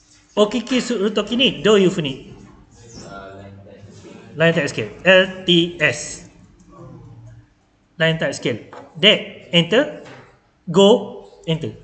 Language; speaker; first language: Japanese; non-native, fluent; Malay